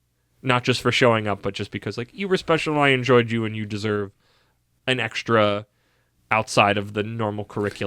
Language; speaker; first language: English; native; English